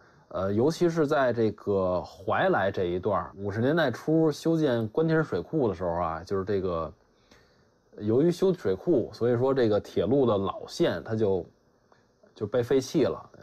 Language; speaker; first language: Chinese; native; Chinese